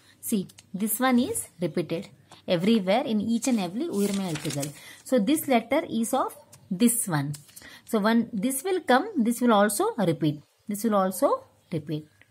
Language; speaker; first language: English; non-native, local second language; Tamil